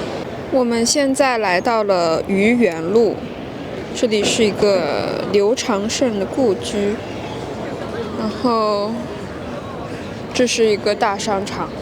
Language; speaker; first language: Chinese; non-native, fluent; French